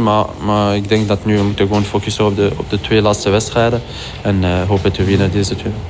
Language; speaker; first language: Dutch; non-native, fluent; French